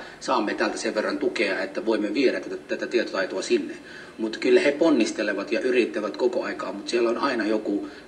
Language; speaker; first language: Finnish; non-native, fluent; Somali